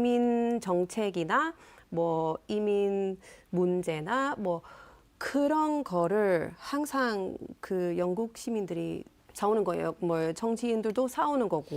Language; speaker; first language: Korean; non-native, fluent; English